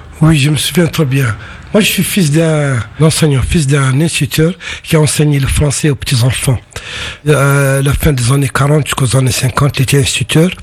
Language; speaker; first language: French; non-native, local second language; Arabic